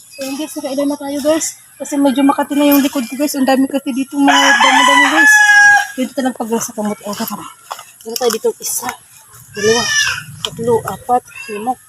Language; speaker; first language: Filipino; non-native, local second language; Waray